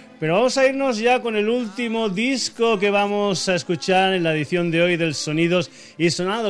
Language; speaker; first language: Spanish; native; Spanish